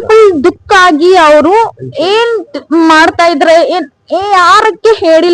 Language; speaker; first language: Kannada; non-native, local second language; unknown